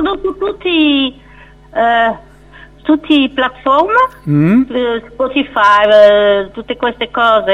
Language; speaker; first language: Italian; non-native, fluent; French